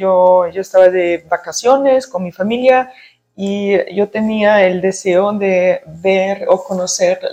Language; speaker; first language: Spanish; early bilingual, heritage; German